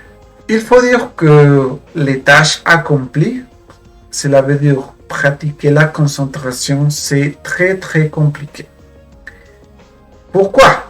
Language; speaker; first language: French; non-native, fluent; Spanish